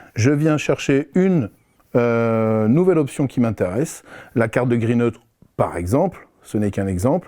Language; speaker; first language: French; native; French